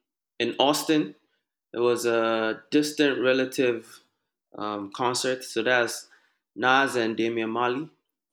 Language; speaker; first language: English; non-native, local second language; Yoruba